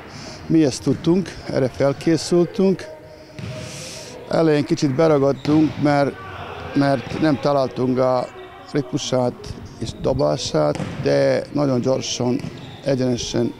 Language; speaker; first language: Hungarian; non-native, fluent; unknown